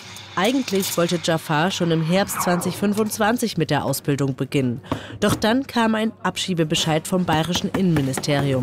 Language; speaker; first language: German; native; German